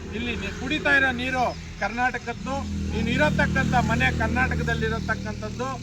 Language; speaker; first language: Kannada; native; Kannada